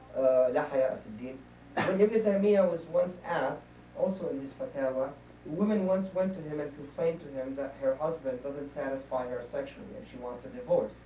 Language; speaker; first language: English; non-native, fluent; Arabic